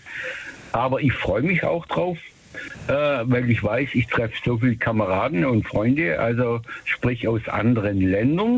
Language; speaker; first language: German; native; German